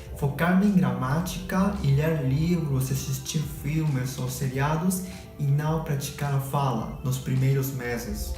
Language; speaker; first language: Portuguese; non-native, fluent; Spanish